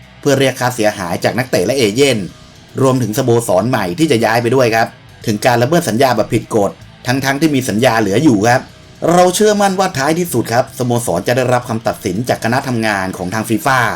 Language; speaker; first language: Thai; native; Thai